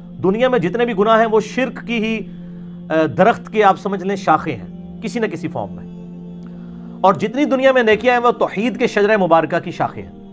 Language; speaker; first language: Urdu; non-native, local second language; Punjabi